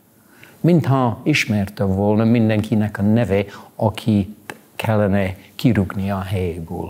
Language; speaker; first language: Hungarian; non-native, fluent; English